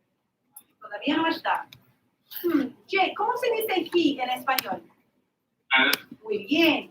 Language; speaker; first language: Spanish; non-native, fluent; English